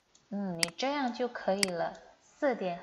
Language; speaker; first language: Chinese; non-native, fluent; Indonesian